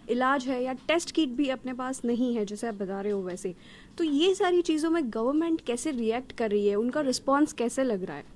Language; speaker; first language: Hindi; non-native, local second language; Gujarati